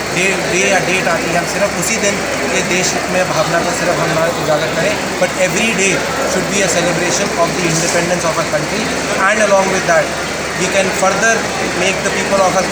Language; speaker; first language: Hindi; native; Hindi